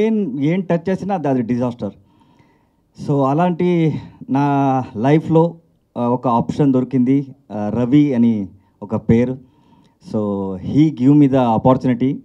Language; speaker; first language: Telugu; non-native, learner; Kannada